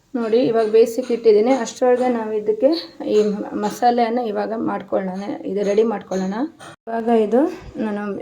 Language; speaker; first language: Kannada; non-native, local second language; Konkani